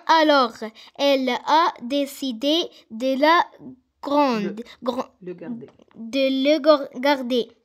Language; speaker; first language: French; non-native, learner; Arabic